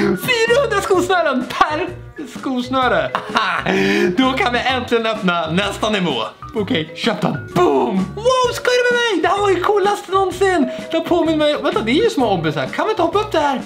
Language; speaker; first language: Swedish; native; Swedish